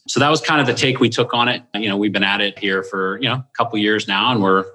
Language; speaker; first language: English; native; English